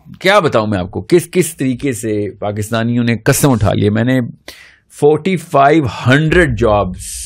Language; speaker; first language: Urdu; native; Urdu